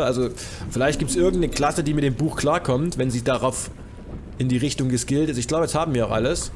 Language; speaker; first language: German; native; German